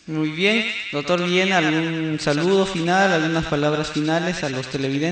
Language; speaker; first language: Spanish; native; Spanish